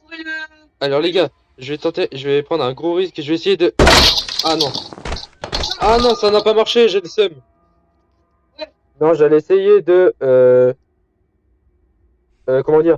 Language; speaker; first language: French; native; French